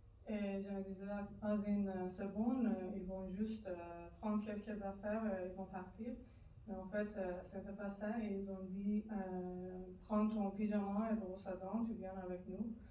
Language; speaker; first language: French; non-native, learner; Persian